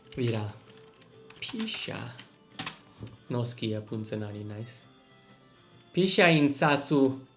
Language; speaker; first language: Basque; non-native, learner; English